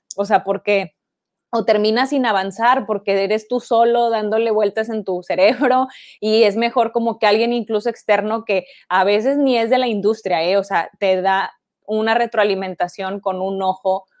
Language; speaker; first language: Spanish; native; Spanish